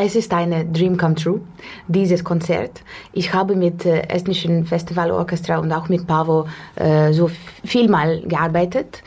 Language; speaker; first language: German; non-native, learner; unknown